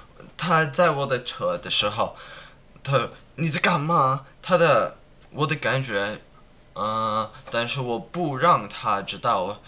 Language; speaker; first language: Chinese; non-native, learner; English